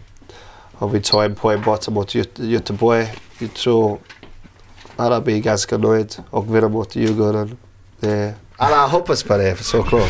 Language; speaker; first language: Swedish; non-native, learner; English